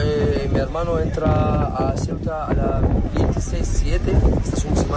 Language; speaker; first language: Spanish; non-native, learner; Arabic